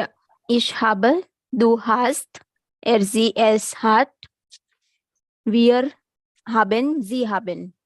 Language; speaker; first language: German; non-native, learner; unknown